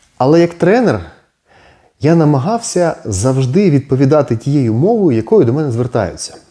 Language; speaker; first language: Ukrainian; non-native, local second language; Russian